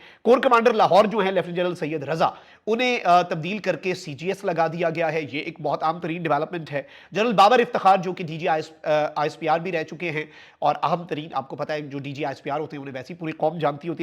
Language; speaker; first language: Urdu; native; Urdu